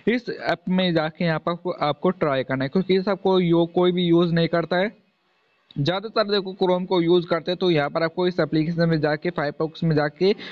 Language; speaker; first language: Hindi; native; Hindi